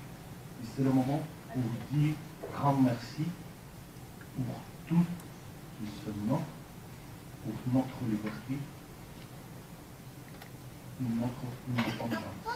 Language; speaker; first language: French; non-native, learner; Ukrainian